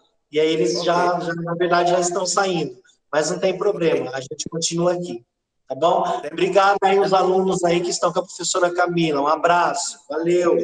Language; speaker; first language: Portuguese; native; Portuguese